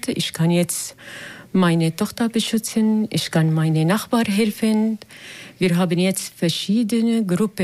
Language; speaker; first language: German; non-native, learner; Arabic